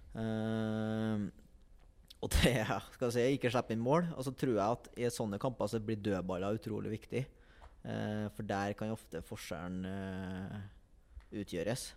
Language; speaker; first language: Norwegian; native; Norwegian